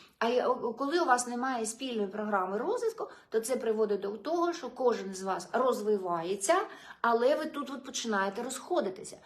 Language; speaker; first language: Ukrainian; non-native, local second language; Russian